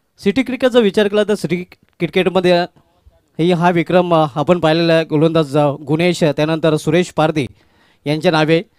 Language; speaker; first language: Marathi; native; Marathi